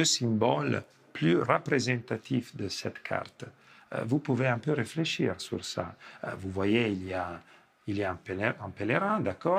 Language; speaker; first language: French; non-native, fluent; Italian